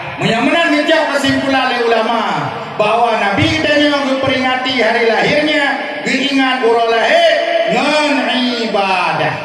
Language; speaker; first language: Malay; non-native, local second language; Achinese